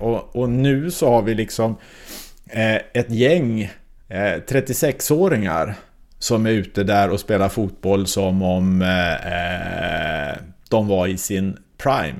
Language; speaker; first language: Swedish; native; Swedish